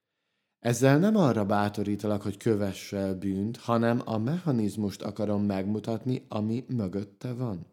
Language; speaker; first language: Hungarian; native; Hungarian